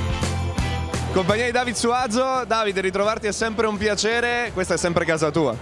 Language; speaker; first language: Italian; native; Italian